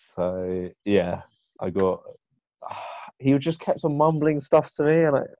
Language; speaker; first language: English; native; English